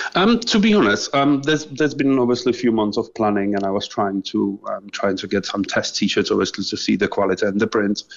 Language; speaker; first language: English; non-native, fluent; Czech